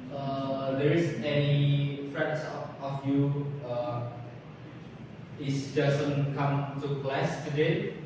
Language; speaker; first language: English; non-native, learner; Indonesian